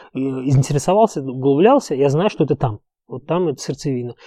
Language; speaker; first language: Russian; non-native, local second language; Uzbek